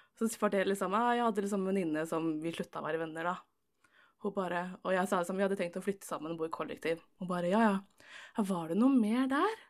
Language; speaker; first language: Norwegian; native; Norwegian